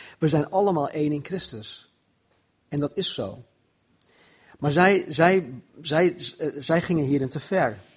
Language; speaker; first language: Dutch; non-native, fluent; English